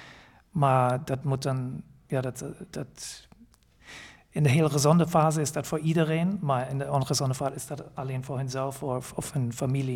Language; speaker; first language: Dutch; non-native, fluent; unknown